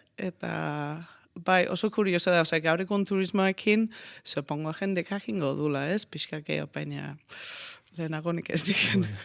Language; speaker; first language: Basque; non-native, fluent; Danish